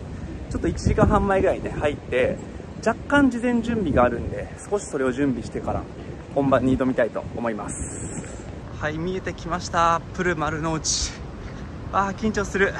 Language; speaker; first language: Japanese; native; Japanese